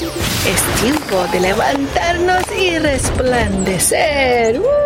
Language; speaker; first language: Spanish; native; Spanish